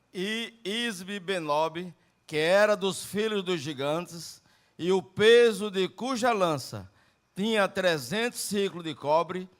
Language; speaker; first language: Portuguese; native; Portuguese